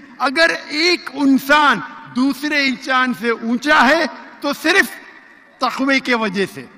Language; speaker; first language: Urdu; non-native, local second language; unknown